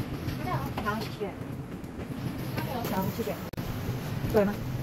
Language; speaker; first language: Chinese; non-native, learner; Filipino